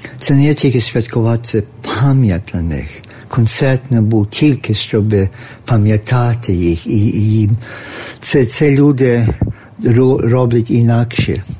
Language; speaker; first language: Ukrainian; early bilingual, heritage; Ukrainian